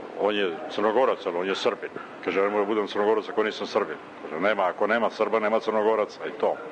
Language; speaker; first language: Serbian; native; Serbian